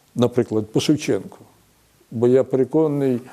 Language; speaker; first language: Ukrainian; native; Ukrainian